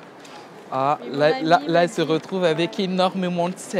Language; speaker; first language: French; native; French